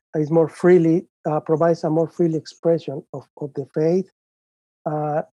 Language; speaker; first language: English; non-native, fluent; Spanish